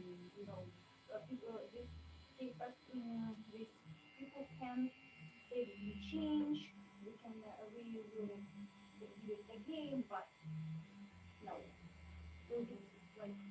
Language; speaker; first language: English; non-native, learner; Ukrainian